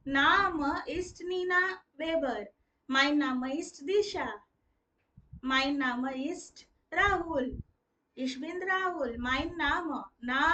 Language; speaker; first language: German; non-native, fluent; Hindi